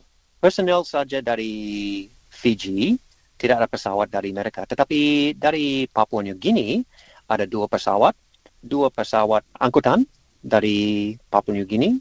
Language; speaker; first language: Indonesian; non-native, learner; English